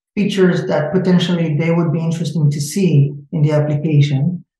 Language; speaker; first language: English; non-native, fluent; Hebrew